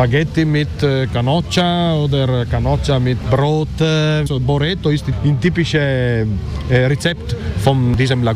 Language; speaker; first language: German; non-native, learner; Italian